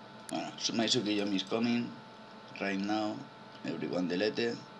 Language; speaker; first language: English; non-native, learner; Spanish